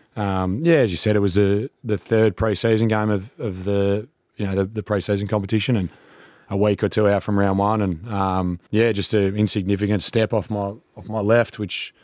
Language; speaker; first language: English; native; English